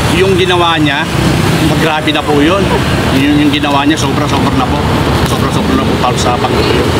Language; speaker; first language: Filipino; non-native, local second language; Waray